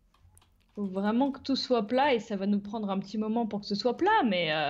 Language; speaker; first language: French; native; French